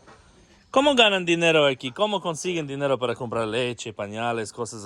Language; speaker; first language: Spanish; non-native, learner; English